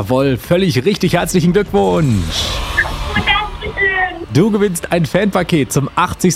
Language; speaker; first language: German; native; German